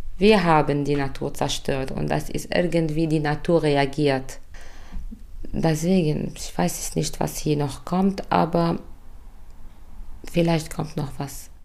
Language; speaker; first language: German; non-native, fluent; Arabic